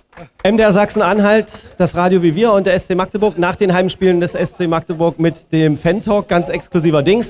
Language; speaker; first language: German; native; German